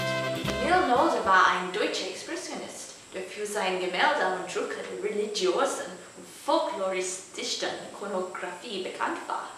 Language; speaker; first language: German; non-native, learner; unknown